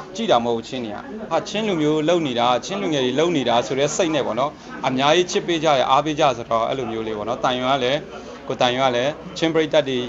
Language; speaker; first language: Burmese; non-native, local second language; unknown